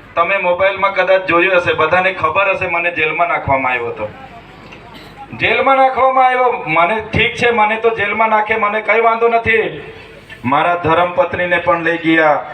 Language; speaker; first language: Gujarati; non-native, local second language; Vasavi